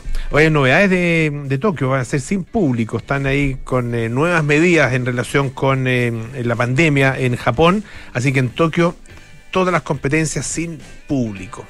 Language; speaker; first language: Spanish; native; Spanish